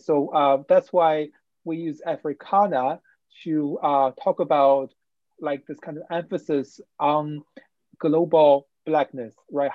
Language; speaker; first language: English; non-native, fluent; Chinese